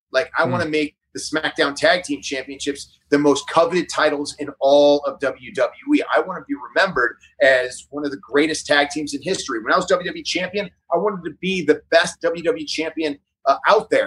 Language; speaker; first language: English; native; English